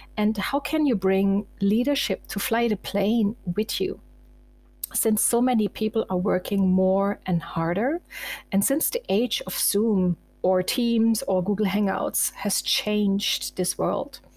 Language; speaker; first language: English; non-native, fluent; German